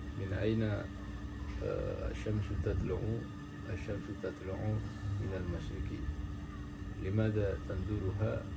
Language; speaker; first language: Arabic; non-native, learner; Indonesian